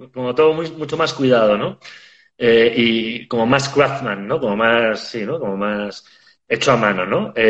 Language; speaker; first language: Spanish; native; Spanish